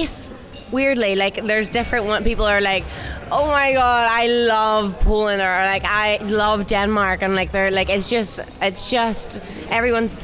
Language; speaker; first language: English; native; English